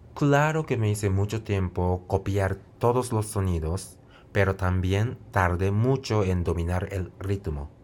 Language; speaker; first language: Spanish; non-native, fluent; Japanese